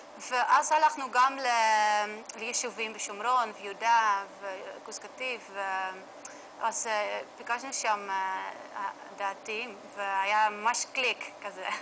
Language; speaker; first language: Hebrew; non-native, learner; Dutch